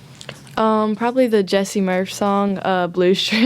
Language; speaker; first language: English; native; English